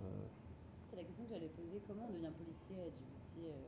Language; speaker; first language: French; native; French